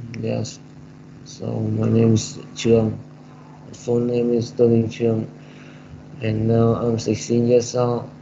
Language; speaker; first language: English; non-native, learner; Vietnamese